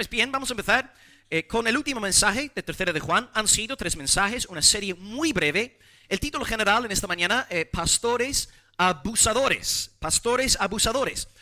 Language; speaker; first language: Spanish; non-native, fluent; English